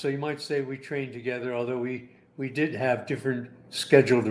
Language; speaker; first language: English; native; English